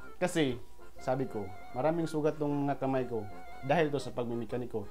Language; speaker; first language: Filipino; non-native, local second language; Cebuano